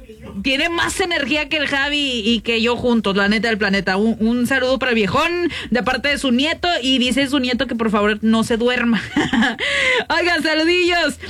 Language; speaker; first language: Spanish; native; Spanish